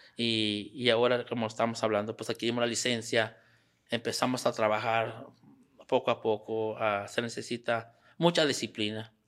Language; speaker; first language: Spanish; native; Spanish